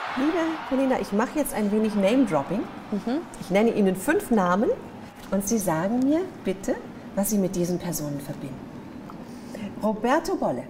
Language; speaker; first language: German; native; German